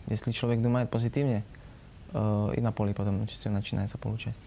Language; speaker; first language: Russian; non-native, learner; Slovak